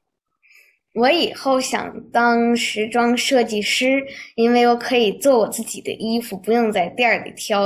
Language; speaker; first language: Chinese; early bilingual, heritage; Chinese